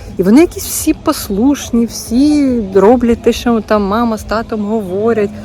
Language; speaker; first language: Ukrainian; native; Ukrainian